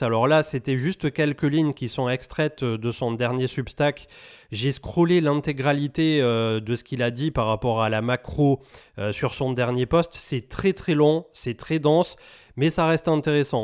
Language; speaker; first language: French; native; French